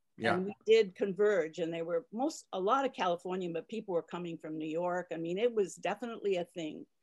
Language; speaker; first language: English; native; English